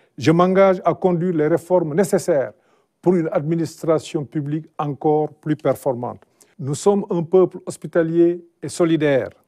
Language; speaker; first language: French; non-native, local second language; Wolof